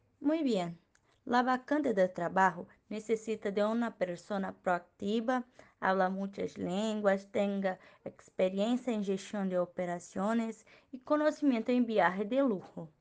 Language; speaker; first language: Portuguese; non-native, learner; Spanish